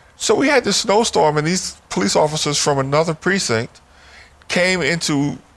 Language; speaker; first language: English; native; English